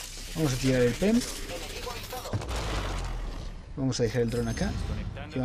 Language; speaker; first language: Spanish; native; Spanish